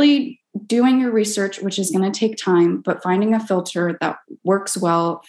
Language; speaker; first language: English; native; English